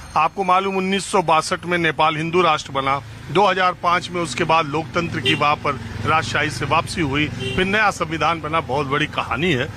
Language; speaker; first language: Hindi; native; Hindi